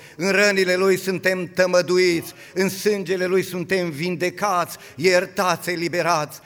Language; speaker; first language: Romanian; native; Romanian